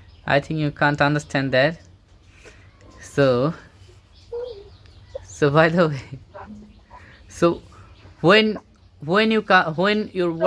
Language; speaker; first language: English; non-native, fluent; Bangla